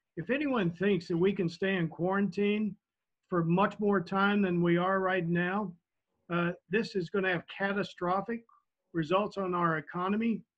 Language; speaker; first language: English; native; English